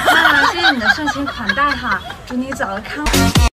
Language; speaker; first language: Chinese; native; Chinese